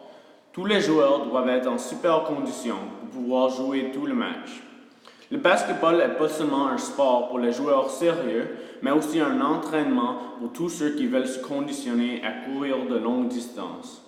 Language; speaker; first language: French; early bilingual, other home language; English